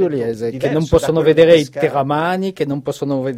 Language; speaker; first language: Italian; non-native, fluent; French